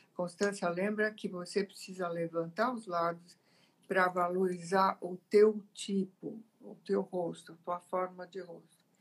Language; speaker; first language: Portuguese; early bilingual, other home language; Italian